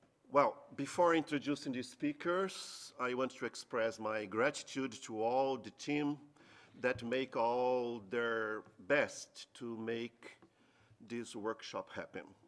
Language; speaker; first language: English; non-native, fluent; Portuguese